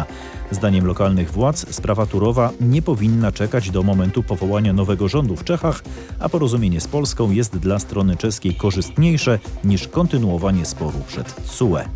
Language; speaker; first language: Polish; native; Polish